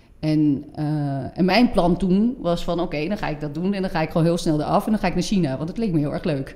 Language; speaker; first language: Dutch; non-native, fluent; French